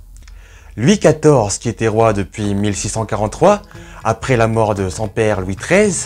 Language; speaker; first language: French; native; French